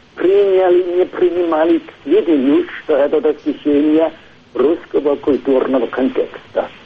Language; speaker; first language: Russian; non-native, fluent; German